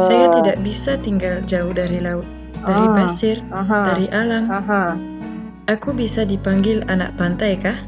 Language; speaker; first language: Indonesian; non-native, fluent; French